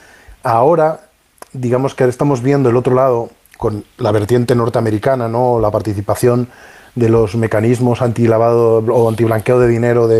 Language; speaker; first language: Spanish; native; Spanish